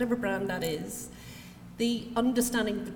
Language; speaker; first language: English; native; English